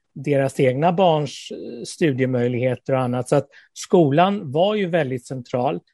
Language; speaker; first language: Swedish; native; Swedish